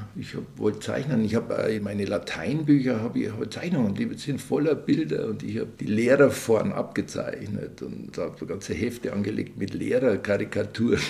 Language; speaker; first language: German; native; German